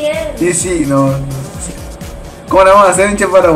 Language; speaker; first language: Spanish; native; Spanish